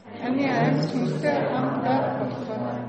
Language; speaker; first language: Mongolian; non-native, learner; French